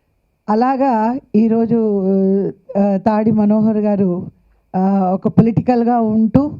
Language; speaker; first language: Telugu; native; Telugu